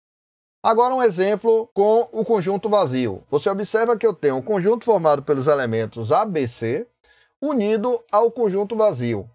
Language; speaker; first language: Portuguese; native; Portuguese